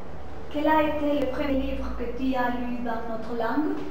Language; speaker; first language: French; non-native, learner; Spanish